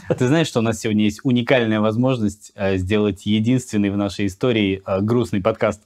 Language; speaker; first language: Russian; native; Russian